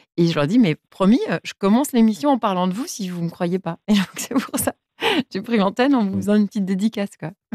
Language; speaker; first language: French; native; French